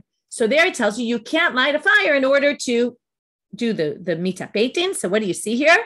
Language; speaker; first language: English; native; English